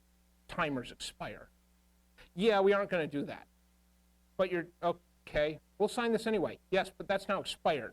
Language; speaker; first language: English; native; English